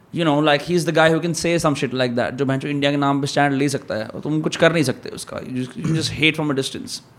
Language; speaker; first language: Hindi; native; Hindi